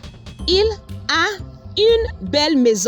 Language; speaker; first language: French; non-native, fluent; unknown